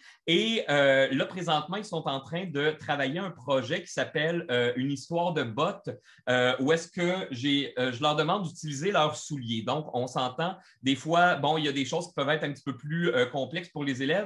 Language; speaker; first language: French; native; French